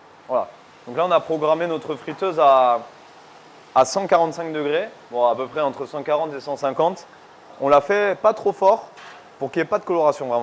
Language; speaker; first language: French; native; French